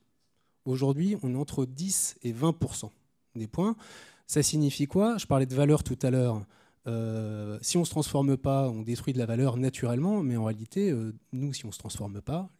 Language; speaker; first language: French; native; French